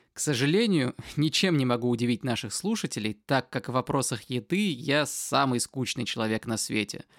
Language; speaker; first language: Russian; native; Russian